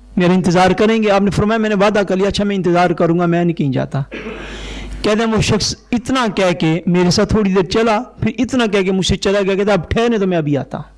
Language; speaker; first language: Urdu; non-native, local second language; Punjabi